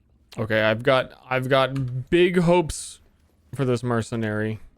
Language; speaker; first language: English; native; English